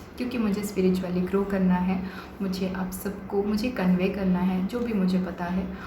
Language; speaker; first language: Hindi; non-native, local second language; Bangla